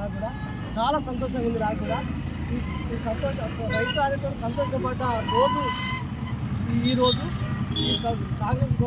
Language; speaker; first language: Telugu; native; Telugu